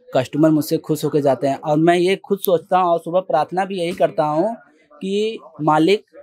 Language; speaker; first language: Hindi; native; Hindi